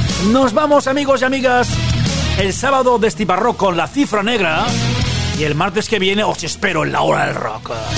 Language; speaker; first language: Spanish; native; Spanish